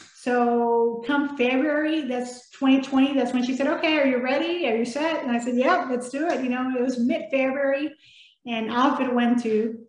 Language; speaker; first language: English; early bilingual, other home language; Spanish